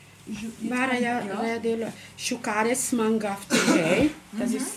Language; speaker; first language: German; non-native, local second language; Romany